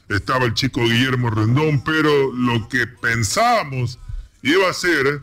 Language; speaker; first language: Spanish; native; Spanish